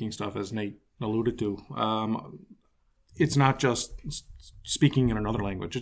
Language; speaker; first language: English; native; English